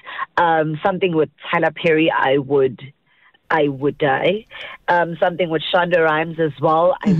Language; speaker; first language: English; non-native, local second language; Zulu